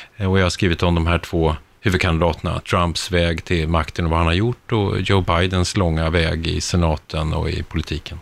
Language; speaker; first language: Swedish; native; Swedish